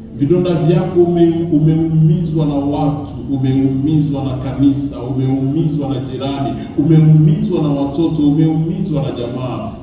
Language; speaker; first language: Swahili; native; Swahili